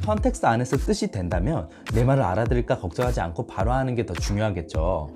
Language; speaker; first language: Korean; native; Korean